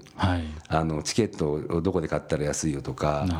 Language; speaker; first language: Japanese; native; Japanese